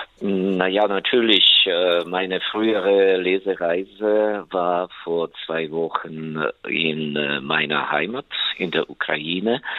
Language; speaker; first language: German; non-native, fluent; Ukrainian